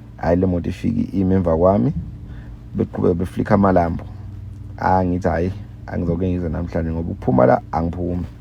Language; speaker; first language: Zulu; native; Zulu